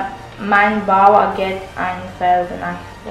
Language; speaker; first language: German; non-native, learner; Croatian